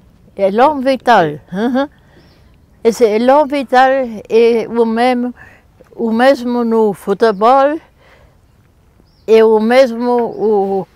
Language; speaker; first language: Portuguese; non-native, fluent; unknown